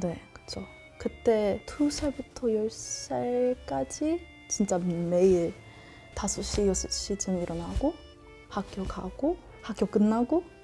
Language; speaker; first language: Korean; non-native, learner; English